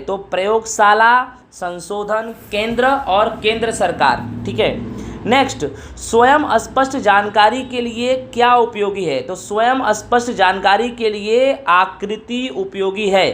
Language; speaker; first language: Hindi; non-native, local second language; Gujarati